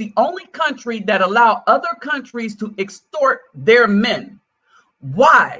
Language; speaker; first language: English; native; English